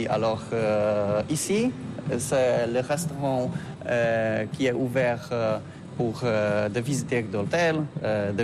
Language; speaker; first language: French; non-native, learner; Polish